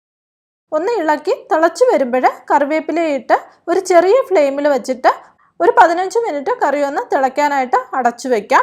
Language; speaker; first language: Malayalam; native; Malayalam